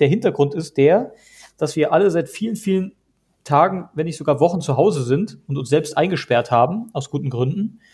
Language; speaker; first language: German; native; German